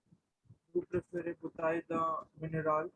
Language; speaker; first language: French; non-native, learner; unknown